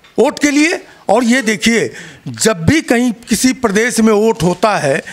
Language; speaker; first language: Hindi; native; Hindi